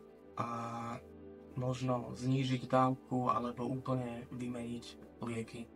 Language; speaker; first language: Slovak; native; Slovak